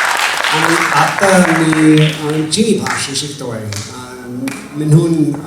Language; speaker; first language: Marathi; non-native, fluent; English